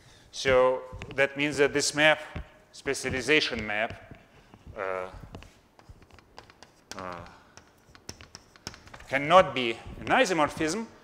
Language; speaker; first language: English; non-native, fluent; Russian